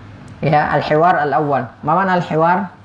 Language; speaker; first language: Arabic; non-native, fluent; Indonesian